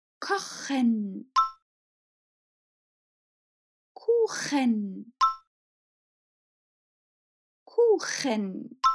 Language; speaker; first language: German; non-native, fluent; Portuguese